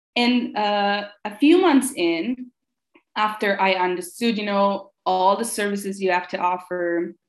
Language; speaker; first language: English; non-native, fluent; Italian